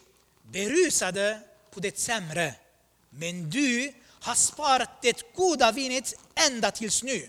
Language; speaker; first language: Swedish; non-native, fluent; Armenian